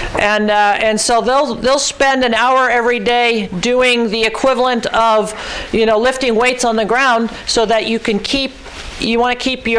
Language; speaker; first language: English; early bilingual, other home language; Ukrainian